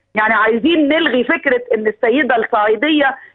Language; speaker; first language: Arabic; native; Arabic